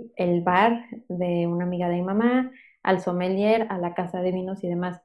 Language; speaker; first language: Spanish; native; Spanish